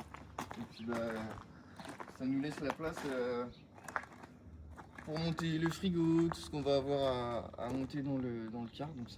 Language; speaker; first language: French; native; French